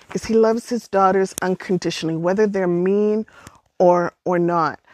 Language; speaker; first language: English; native; English